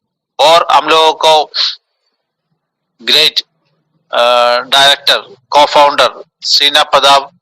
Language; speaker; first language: Hindi; non-native, local second language; Malayalam